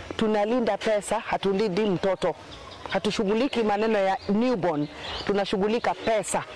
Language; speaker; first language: Swahili; non-native, local second language; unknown